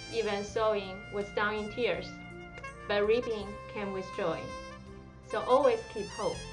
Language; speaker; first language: English; non-native, fluent; Chinese